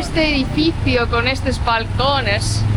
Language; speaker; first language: Spanish; non-native, fluent; Estonian